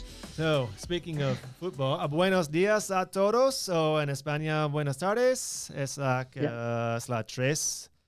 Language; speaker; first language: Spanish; non-native, learner; English